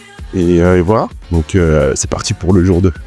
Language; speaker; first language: French; native; French